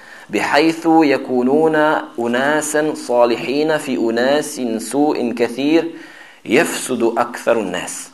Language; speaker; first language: Arabic; non-native, fluent; French